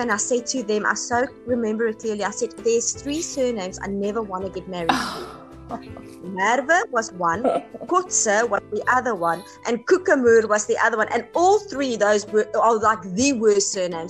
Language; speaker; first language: English; non-native, local second language; Afrikaans